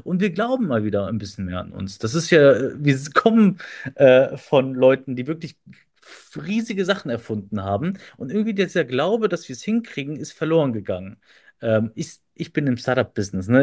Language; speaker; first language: German; native; German